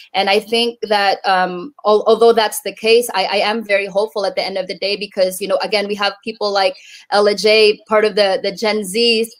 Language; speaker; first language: English; native; English